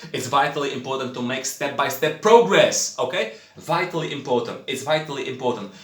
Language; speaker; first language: English; non-native, fluent; Polish